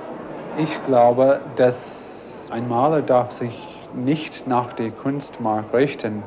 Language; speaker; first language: German; non-native, fluent; English